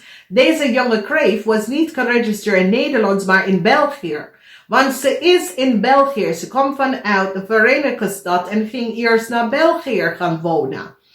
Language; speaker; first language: Dutch; non-native, learner; English